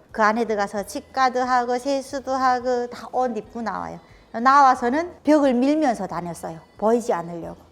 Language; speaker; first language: Korean; native; Korean